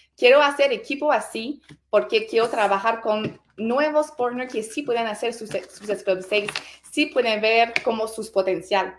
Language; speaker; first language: Spanish; non-native, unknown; French